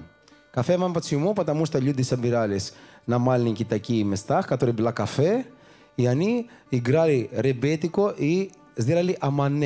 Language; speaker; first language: Russian; non-native, learner; Greek